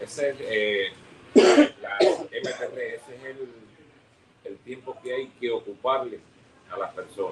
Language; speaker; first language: Spanish; native; Spanish